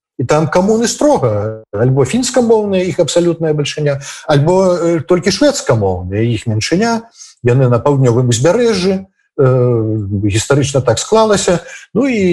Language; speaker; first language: Belarusian; native; Belarusian